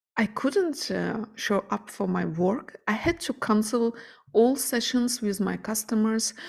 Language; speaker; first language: English; non-native, fluent; Ukrainian